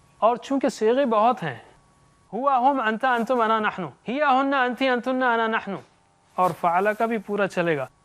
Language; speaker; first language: Urdu; native; Urdu